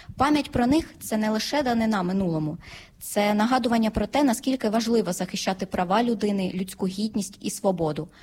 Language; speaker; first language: Ukrainian; native; Ukrainian